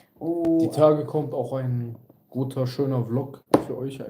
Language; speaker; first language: German; early bilingual, other home language; Kurdish